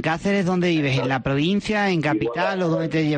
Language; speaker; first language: Spanish; native; Spanish